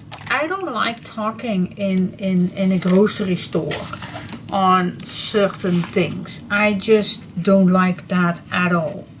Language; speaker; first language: English; non-native, fluent; Dutch